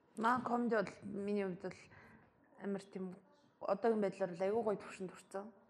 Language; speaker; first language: Mongolian; early bilingual, heritage; Mongolian